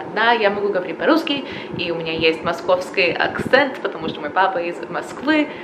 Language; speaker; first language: Russian; early bilingual, heritage; Russian